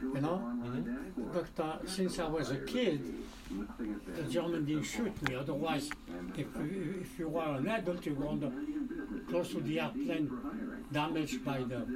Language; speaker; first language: English; non-native, learner; Armenian